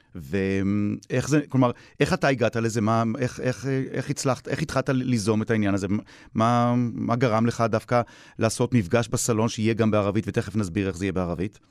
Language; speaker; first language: Hebrew; native; Hebrew